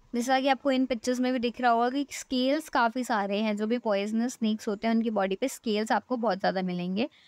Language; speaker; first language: Hindi; native; Hindi